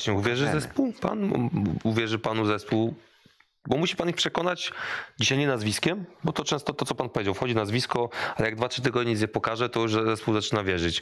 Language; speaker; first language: Polish; native; Polish